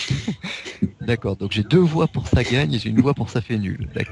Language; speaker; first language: French; native; French